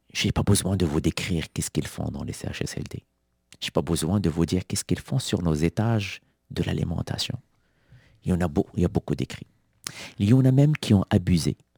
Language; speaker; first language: French; non-native, local second language; Arabic